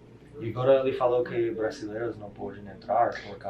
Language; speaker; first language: Portuguese; non-native, learner; English